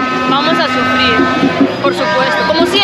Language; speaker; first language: Spanish; native; Spanish